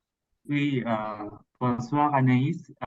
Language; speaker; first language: French; non-native, learner; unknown